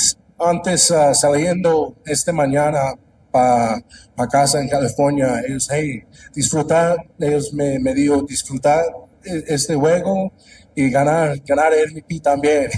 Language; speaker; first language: Spanish; non-native, learner; English